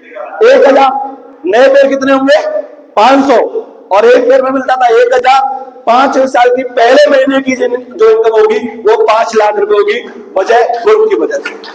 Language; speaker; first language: Hindi; native; Hindi